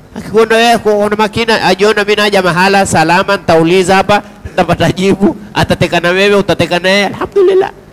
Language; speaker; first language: Swahili; native; Swahili